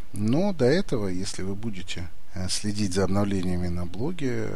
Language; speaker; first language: Russian; native; Russian